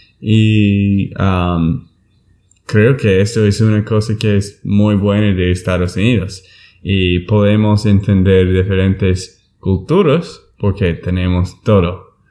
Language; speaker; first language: Spanish; non-native, learner; English